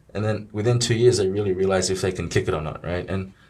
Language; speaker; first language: English; native; English